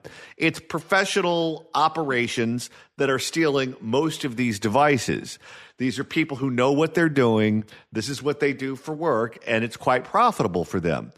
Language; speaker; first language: English; native; English